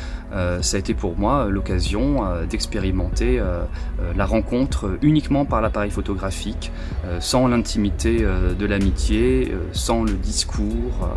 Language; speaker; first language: French; native; French